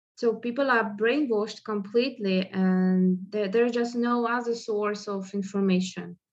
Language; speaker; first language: English; non-native, fluent; Russian